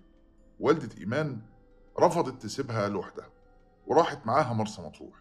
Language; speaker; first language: Arabic; native; Arabic